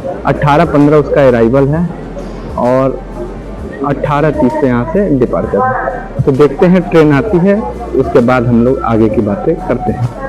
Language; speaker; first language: Hindi; native; Hindi